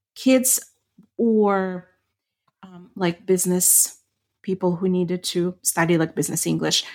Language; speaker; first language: English; non-native, fluent; Ukrainian